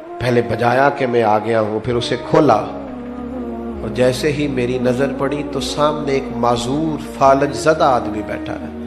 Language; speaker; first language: Urdu; non-native, local second language; Punjabi